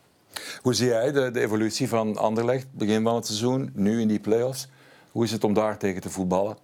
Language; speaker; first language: Dutch; native; Dutch